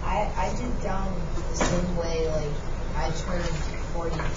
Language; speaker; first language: English; native; English